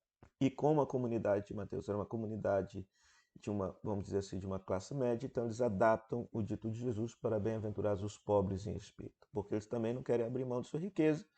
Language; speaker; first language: Portuguese; native; Portuguese